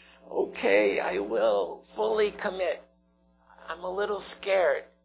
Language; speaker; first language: English; native; English